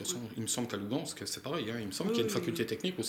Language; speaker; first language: French; native; French